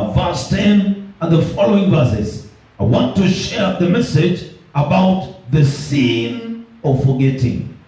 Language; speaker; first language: English; non-native, local second language; Swahili